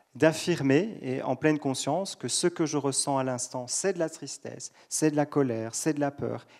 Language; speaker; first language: French; native; French